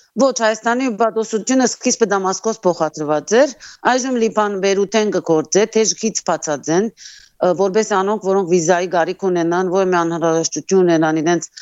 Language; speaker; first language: Armenian; early bilingual, heritage; Armenian